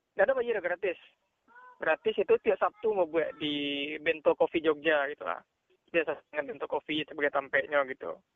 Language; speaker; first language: Indonesian; non-native, local second language; Minangkabau